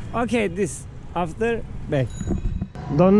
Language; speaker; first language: English; non-native, learner; Turkish